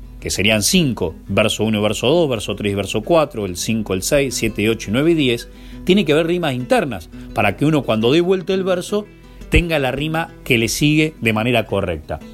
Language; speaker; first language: Spanish; native; Spanish